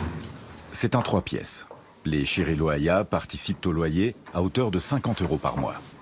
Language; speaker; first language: French; native; French